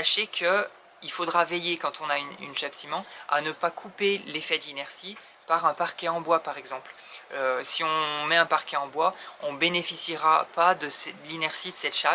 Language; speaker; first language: French; native; French